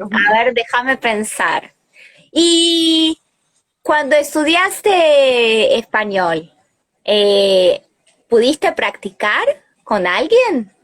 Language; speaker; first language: Spanish; early bilingual, heritage; Spanish